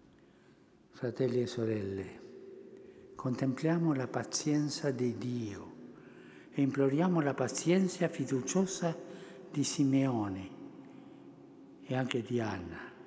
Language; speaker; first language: Italian; early bilingual, heritage; Spanish